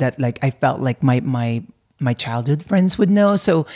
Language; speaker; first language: English; non-native, local second language; Filipino